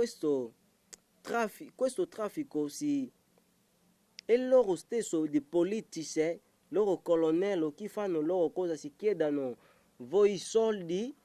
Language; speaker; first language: Italian; non-native, learner; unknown